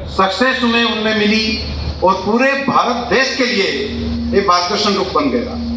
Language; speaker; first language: Hindi; non-native, local second language; Gujarati